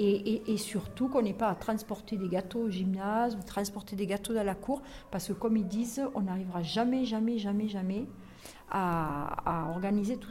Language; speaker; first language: French; native; French